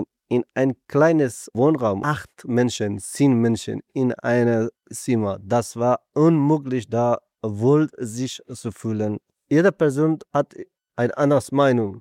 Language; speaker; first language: German; non-native, learner; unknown